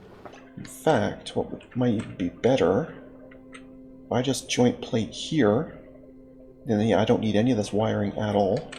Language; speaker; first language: English; native; English